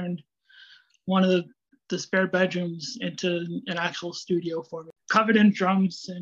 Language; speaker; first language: English; native; English